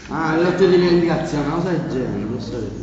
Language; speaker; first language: Italian; native; Italian